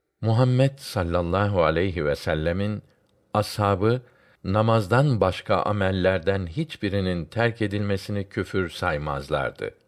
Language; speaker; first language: Turkish; native; Turkish